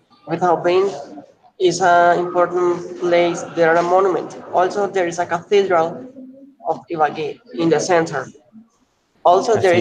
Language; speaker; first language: English; non-native, learner; Spanish